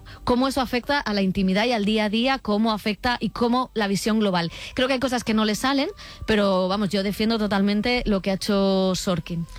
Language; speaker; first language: Spanish; native; Spanish